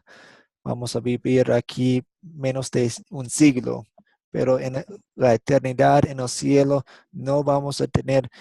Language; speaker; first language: Spanish; non-native, fluent; English